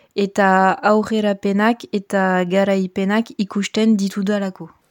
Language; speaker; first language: Basque; non-native, fluent; French